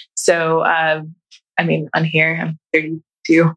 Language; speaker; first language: English; native; English